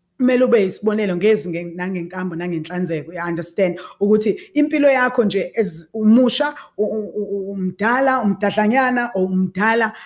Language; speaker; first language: Zulu; native; Zulu